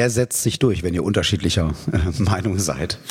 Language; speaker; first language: German; native; German